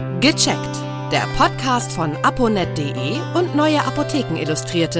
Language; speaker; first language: German; native; German